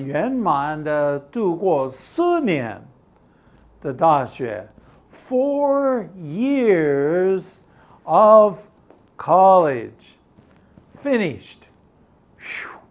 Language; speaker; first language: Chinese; non-native, fluent; English